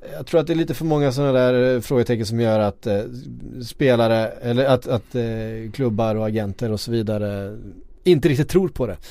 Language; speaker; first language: Swedish; native; Swedish